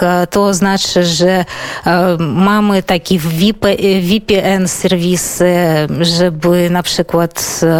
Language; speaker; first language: Polish; non-native, fluent; Belarusian